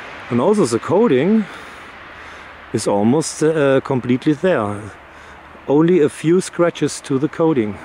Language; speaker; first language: English; non-native, fluent; German